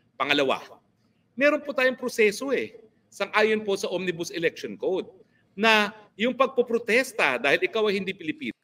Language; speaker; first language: Filipino; native; Filipino